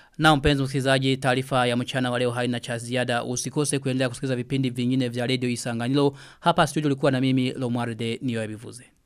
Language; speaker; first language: Swahili; non-native, local second language; Rundi